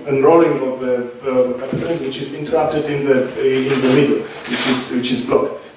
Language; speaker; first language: English; non-native, fluent; Russian